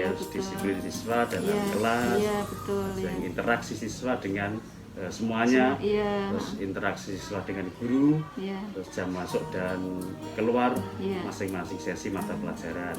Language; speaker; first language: Indonesian; native; Indonesian